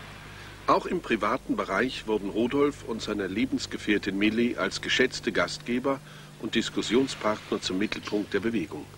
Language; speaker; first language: German; native; German